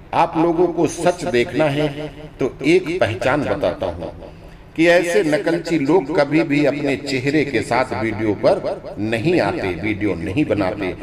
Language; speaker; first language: Hindi; native; Hindi